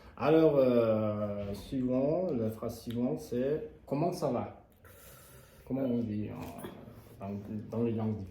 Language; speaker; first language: French; non-native, learner; Kazakh